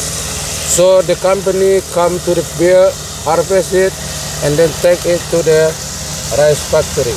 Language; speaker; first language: English; non-native, fluent; Indonesian